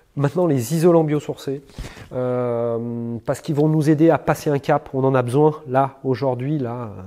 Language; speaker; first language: French; native; French